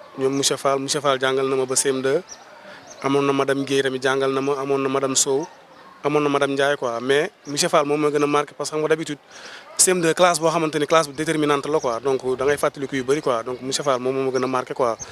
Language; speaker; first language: Wolof; non-native, local second language; Fula